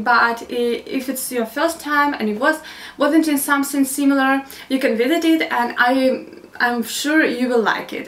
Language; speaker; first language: English; non-native, learner; Ukrainian